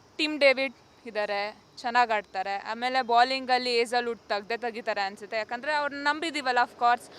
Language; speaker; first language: Kannada; native; Kannada